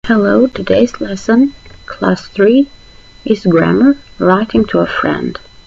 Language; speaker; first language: English; non-native, fluent; Albanian